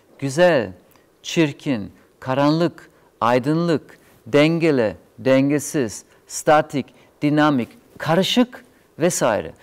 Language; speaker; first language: Turkish; non-native, fluent; German